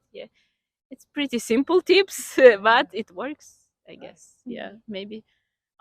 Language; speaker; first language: English; non-native, fluent; Ukrainian